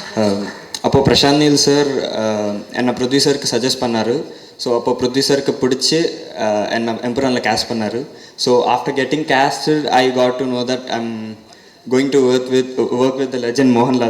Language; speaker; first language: Tamil; non-native, learner; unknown